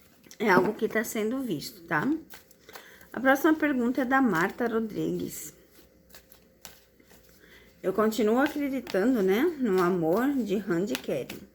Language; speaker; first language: Portuguese; native; Portuguese